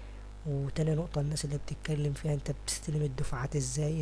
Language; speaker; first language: Arabic; native; Arabic